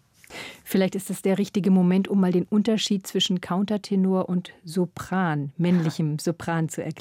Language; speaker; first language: German; native; German